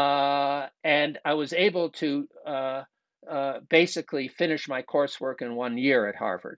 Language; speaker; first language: English; native; English